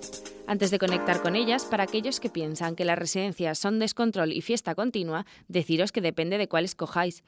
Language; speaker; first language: Spanish; native; Spanish